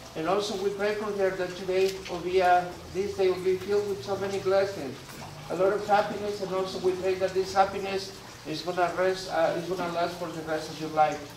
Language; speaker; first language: English; non-native, learner; Spanish